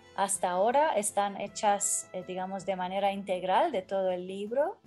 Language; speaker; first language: Spanish; non-native, fluent; Persian